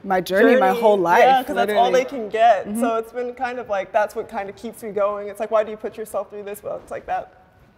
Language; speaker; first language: English; native; English